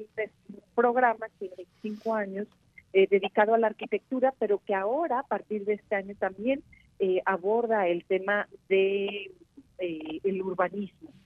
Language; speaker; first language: Spanish; native; Spanish